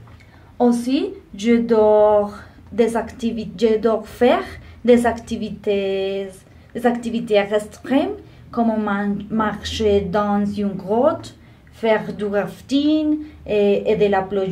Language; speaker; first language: French; non-native, learner; Spanish